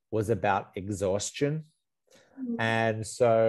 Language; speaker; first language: English; native; English